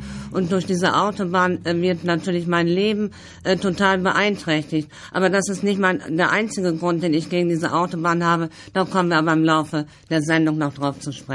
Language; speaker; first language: German; native; German